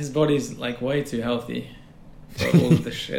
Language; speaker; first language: English; native; English